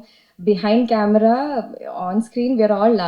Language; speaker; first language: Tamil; non-native, fluent; Malayalam